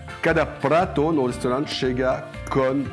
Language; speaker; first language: Portuguese; non-native, learner; French